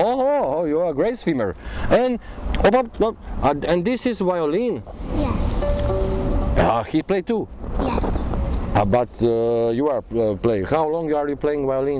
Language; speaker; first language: English; non-native, learner; Croatian